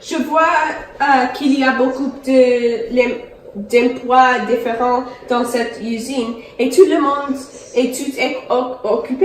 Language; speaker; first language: French; non-native, learner; English